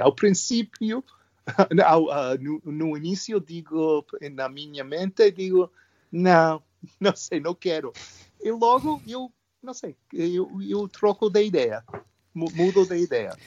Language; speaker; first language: Portuguese; non-native, learner; English